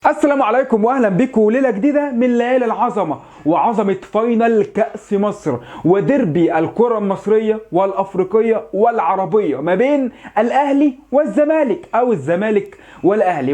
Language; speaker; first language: Arabic; native; Arabic